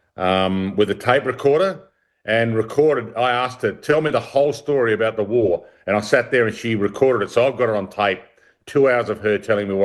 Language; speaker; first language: English; native; English